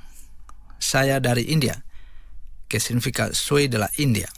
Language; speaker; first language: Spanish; non-native, fluent; Indonesian